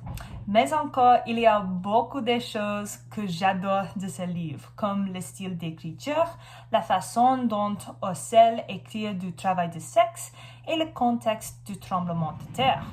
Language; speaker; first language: French; non-native, learner; English